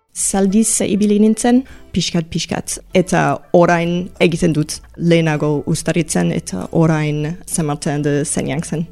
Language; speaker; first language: Basque; non-native, learner; English